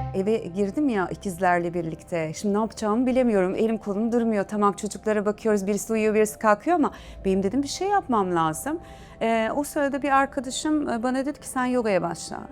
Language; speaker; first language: Turkish; native; Turkish